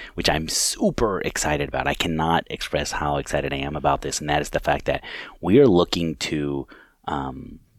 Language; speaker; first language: English; native; English